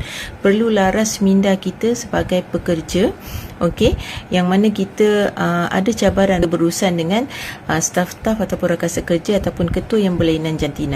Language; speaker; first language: Malay; native; Malay